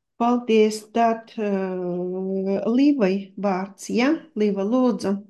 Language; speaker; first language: Latvian; non-native, local second language; Russian